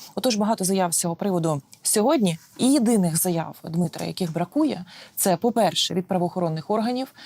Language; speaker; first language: Ukrainian; native; Ukrainian